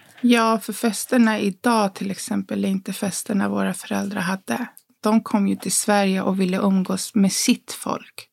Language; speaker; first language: Swedish; early bilingual, other home language; Spanish